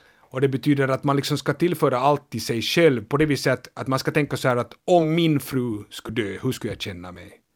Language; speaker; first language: Swedish; native; Swedish